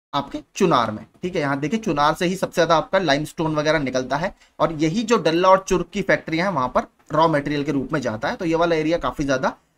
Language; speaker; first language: Hindi; native; Hindi